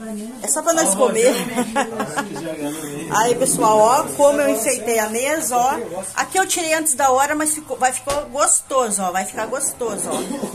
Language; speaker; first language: Portuguese; native; Portuguese